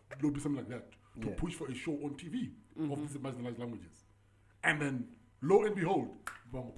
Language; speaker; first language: English; non-native, local second language; Tsonga